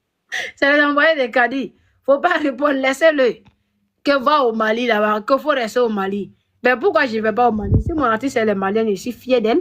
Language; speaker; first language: French; non-native, local second language; Dyula